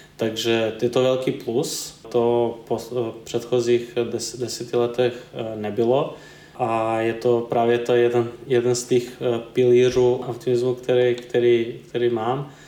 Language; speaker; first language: Czech; non-native, fluent; Serbian